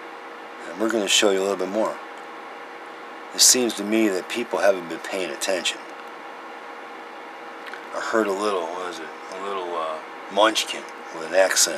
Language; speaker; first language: English; native; English